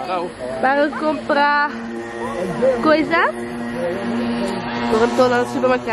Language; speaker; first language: Portuguese; non-native, learner; Dutch